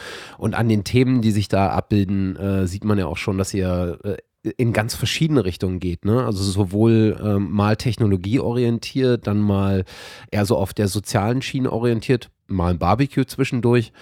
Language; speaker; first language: German; native; German